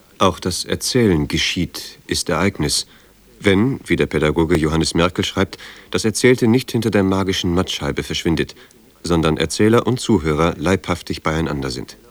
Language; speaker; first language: German; native; German